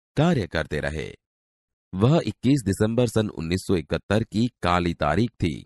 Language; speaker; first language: Hindi; non-native, local second language; Gujarati